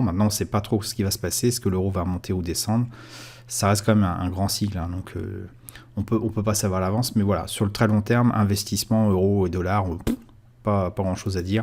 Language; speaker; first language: French; native; French